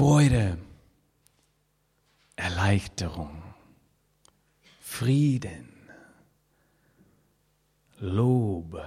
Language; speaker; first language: German; non-native, fluent; English